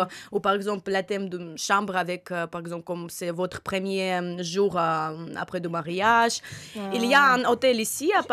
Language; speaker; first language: French; non-native, learner; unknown